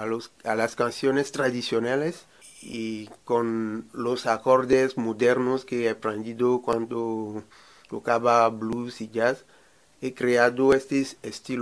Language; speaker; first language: Spanish; non-native, learner; Ewe